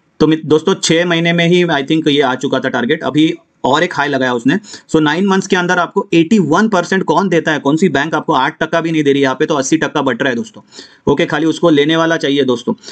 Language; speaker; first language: Hindi; non-native, local second language; Marathi